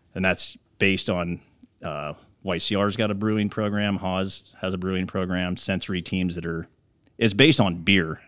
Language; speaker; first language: English; native; English